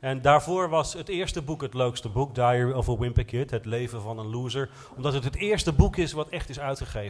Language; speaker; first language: Dutch; native; Dutch